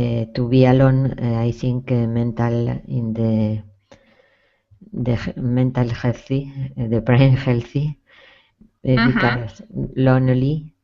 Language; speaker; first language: English; non-native, learner; Spanish